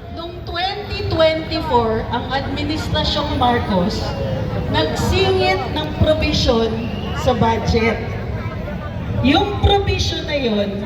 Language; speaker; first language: Filipino; non-native, local second language; Tausug